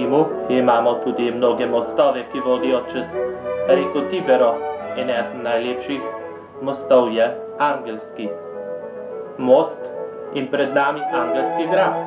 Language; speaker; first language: Slovenian; native; Slovenian